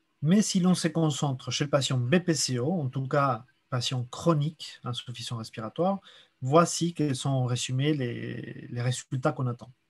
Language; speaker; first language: French; native; French